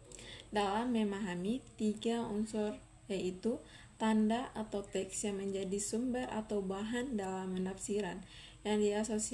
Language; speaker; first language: Indonesian; native; Indonesian